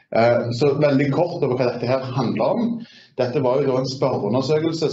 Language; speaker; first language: Norwegian; native; Norwegian